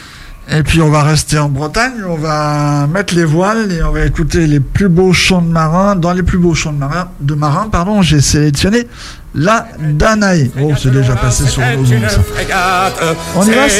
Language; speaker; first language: French; native; French